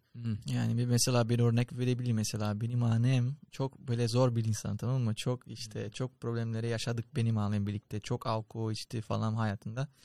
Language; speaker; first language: Turkish; non-native, fluent; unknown